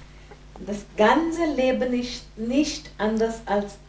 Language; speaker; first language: German; non-native, fluent; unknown